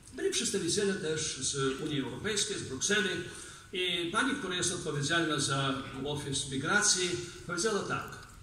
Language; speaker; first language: Polish; non-native, fluent; Belarusian